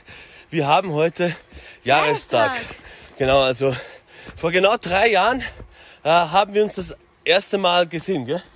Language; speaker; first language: German; native; German